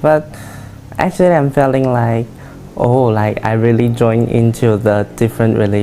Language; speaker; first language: English; non-native, learner; Chinese